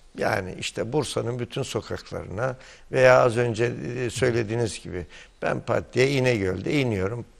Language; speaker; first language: Turkish; native; Turkish